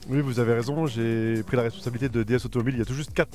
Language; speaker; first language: French; native; French